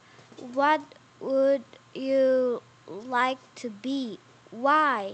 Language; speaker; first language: English; non-native, learner; Korean